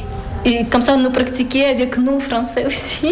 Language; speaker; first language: French; non-native, learner; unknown